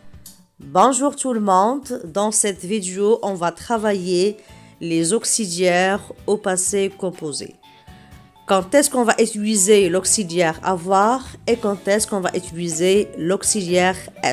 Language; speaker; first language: French; non-native, local second language; Arabic